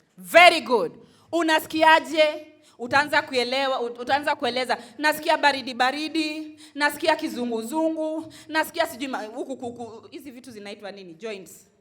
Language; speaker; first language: Swahili; non-native, local second language; Luo (Kenya and Tanzania)